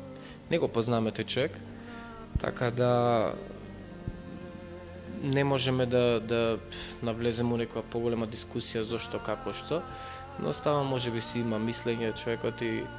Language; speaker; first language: Macedonian; native; Macedonian